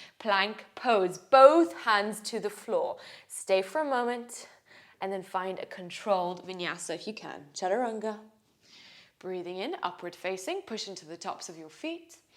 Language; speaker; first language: English; native; English